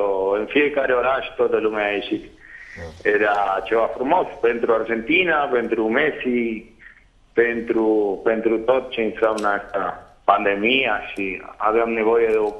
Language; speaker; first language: Romanian; non-native, fluent; Spanish